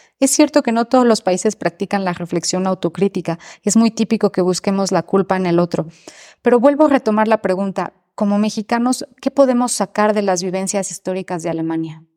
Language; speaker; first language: Spanish; native; Spanish